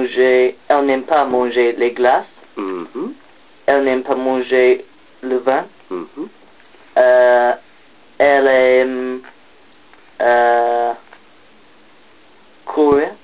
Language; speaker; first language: French; non-native, learner; English